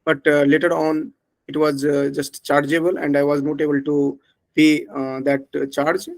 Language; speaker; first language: English; non-native, local second language; Hindi